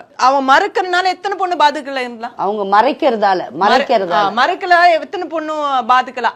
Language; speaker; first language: Tamil; non-native, learner; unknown